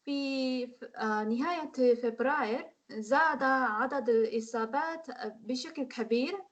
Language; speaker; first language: Arabic; non-native, learner; Korean